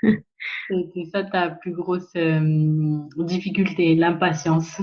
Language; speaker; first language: French; native; French